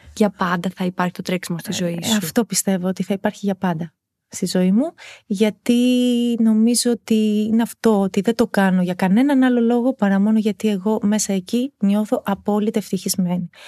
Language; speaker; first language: Greek; native; Greek